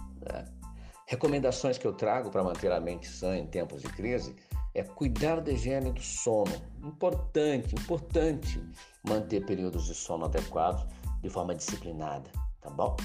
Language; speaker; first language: Portuguese; native; Portuguese